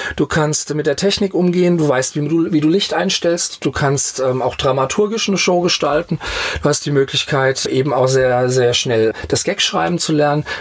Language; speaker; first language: German; native; German